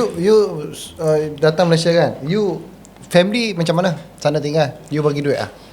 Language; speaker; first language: Malay; native; Malay